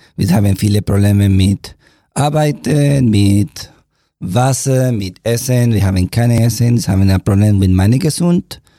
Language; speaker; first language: German; non-native, learner; Spanish